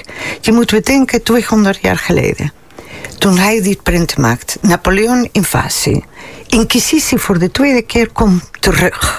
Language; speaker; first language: Dutch; non-native, fluent; Spanish